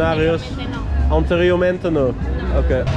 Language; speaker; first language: Spanish; non-native, learner; Dutch